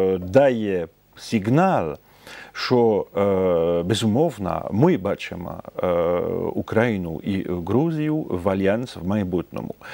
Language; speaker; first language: Ukrainian; non-native, fluent; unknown